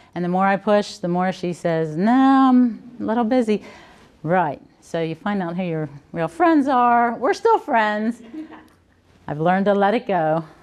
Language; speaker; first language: English; native; English